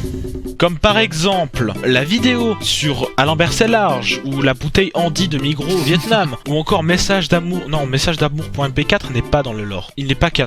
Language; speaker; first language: French; native; French